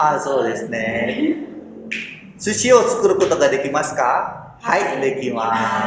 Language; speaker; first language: Japanese; non-native, fluent; Indonesian